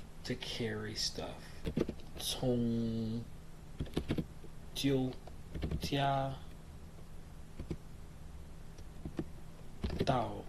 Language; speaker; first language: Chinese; non-native, learner; English